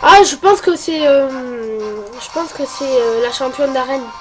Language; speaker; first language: French; native; French